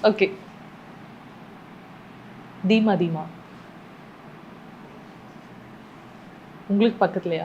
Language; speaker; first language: Tamil; native; Tamil